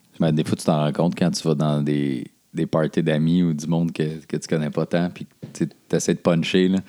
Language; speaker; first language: French; native; French